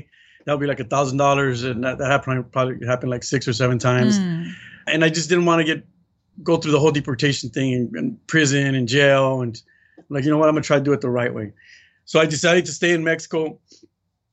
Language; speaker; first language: English; native; English